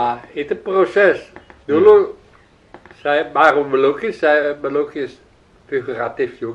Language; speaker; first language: Indonesian; non-native, learner; Dutch